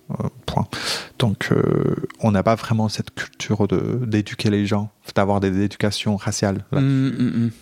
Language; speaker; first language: French; non-native, fluent; Chinese